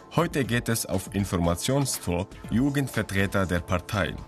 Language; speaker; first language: German; non-native, fluent; Arabic